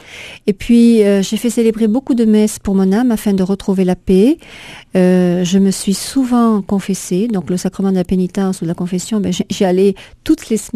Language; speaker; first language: French; native; French